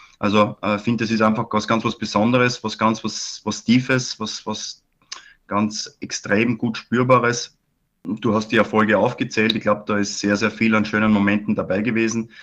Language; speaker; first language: German; native; German